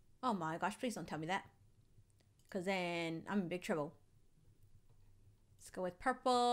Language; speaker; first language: English; native; English